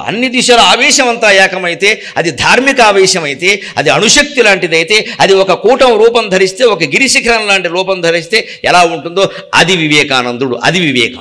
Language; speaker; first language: Telugu; native; Telugu